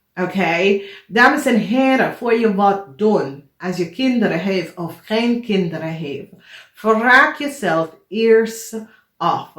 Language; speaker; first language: Dutch; non-native, learner; English